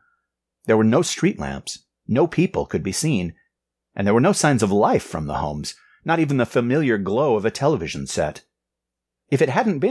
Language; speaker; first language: English; native; English